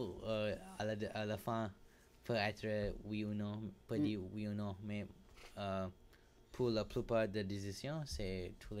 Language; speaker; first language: French; non-native, learner; English